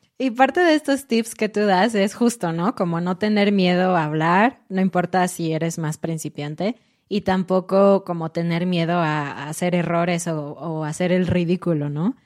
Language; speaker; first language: Spanish; native; Spanish